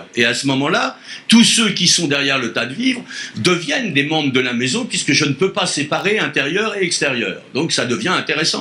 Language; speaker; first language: French; native; French